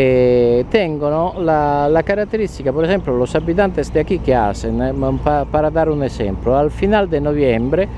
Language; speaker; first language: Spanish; non-native, learner; Italian